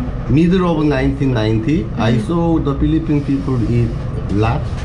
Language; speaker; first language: English; non-native, learner; Korean